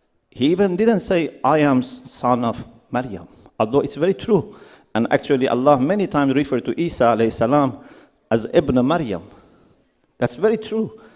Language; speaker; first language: English; non-native, fluent; Persian